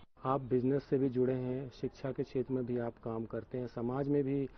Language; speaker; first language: Hindi; native; Hindi